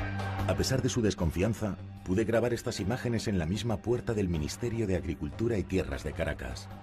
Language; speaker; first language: Spanish; native; Spanish